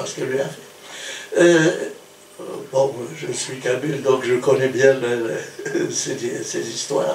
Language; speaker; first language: French; non-native, local second language; Kabyle